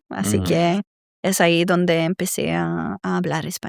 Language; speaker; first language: Spanish; non-native, fluent; Serbian